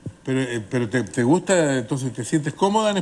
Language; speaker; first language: Spanish; native; Spanish